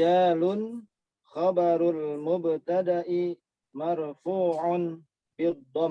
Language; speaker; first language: Arabic; non-native, learner; Indonesian